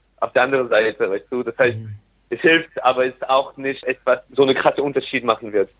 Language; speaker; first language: German; non-native, local second language; French